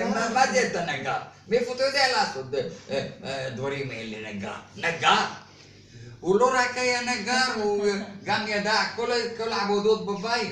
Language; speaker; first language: Hebrew; non-native, fluent; Arabic